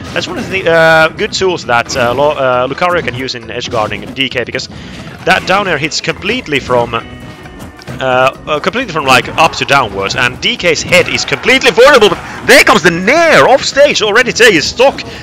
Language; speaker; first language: English; non-native, fluent; Finnish